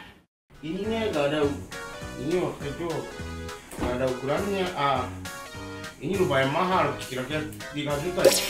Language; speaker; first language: Indonesian; non-native, fluent; Japanese